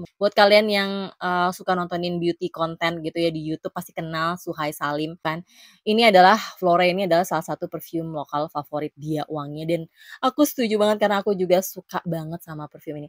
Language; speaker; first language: Indonesian; native; Indonesian